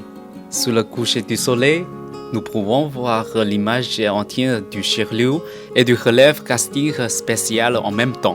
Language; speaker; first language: French; non-native, learner; Chinese